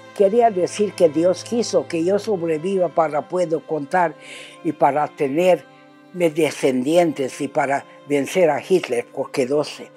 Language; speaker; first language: Spanish; non-native, fluent; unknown